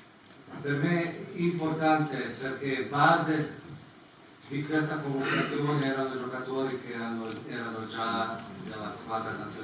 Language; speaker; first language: Italian; non-native, fluent; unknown